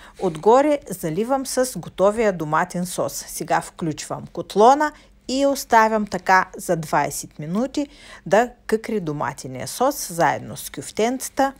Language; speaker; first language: Bulgarian; non-native, fluent; Russian